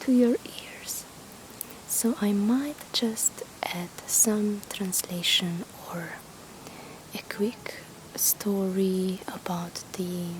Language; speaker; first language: English; non-native, fluent; Slovenian